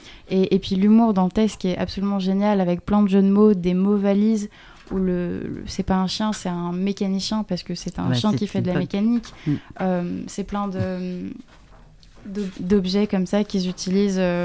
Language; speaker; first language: French; native; French